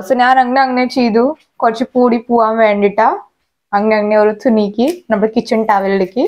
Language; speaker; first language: Malayalam; non-native, local second language; Hindi